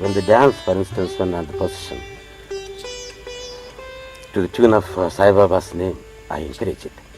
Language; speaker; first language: English; non-native, local second language; Telugu